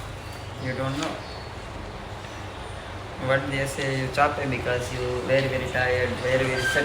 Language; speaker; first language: English; non-native, learner; Urdu